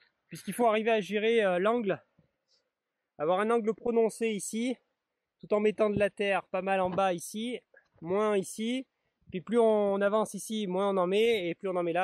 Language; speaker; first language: French; native; French